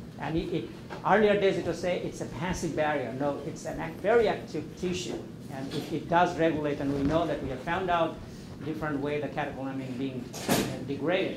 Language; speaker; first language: English; non-native, local second language; Bangla